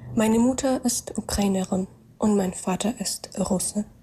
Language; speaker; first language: German; non-native, fluent; Russian